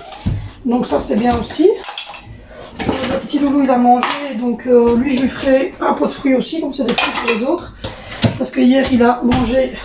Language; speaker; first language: French; native; French